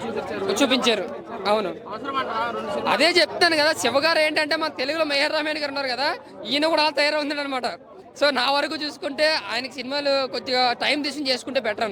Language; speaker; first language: Telugu; native; Telugu